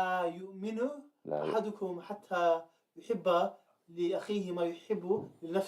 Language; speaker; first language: Arabic; non-native, learner; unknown